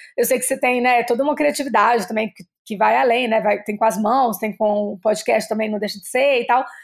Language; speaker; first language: Portuguese; native; Portuguese